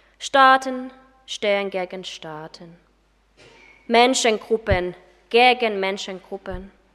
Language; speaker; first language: German; non-native, fluent; Finnish